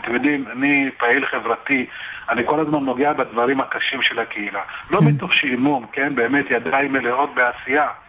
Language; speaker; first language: Hebrew; early bilingual, other home language; Amharic